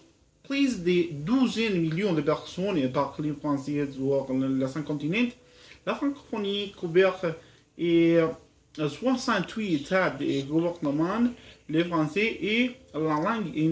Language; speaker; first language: French; non-native, learner; Spanish